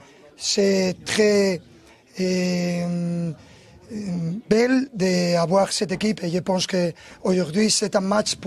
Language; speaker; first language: French; non-native, learner; Spanish